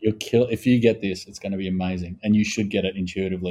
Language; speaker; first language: English; native; English